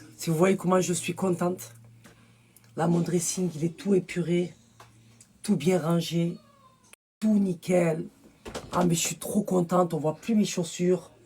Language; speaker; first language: French; early bilingual, other home language; Arabic